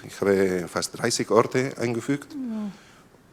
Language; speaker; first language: German; non-native, learner; Spanish